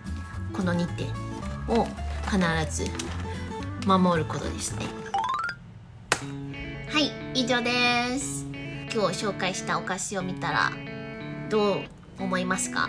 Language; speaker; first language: Japanese; non-native, fluent; Chinese